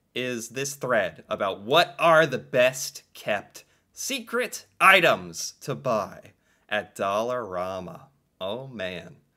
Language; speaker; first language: English; native; English